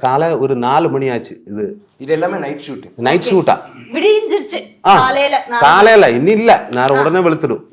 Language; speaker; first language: Tamil; non-native, learner; Malayalam